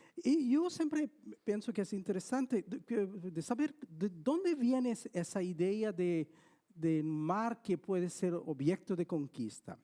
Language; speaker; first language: Spanish; non-native, fluent; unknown